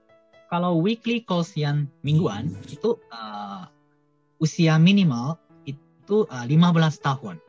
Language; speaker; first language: Indonesian; non-native, fluent; Japanese